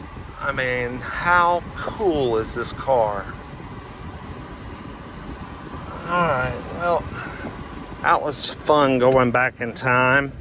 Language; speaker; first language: English; native; English